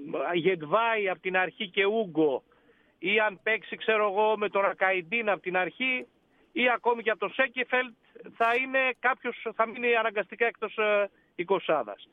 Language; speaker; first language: Greek; native; Greek